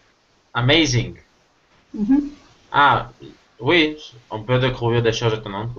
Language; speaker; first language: French; non-native, learner; Spanish